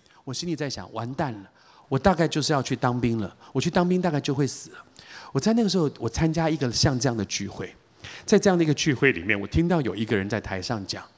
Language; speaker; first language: Chinese; native; Chinese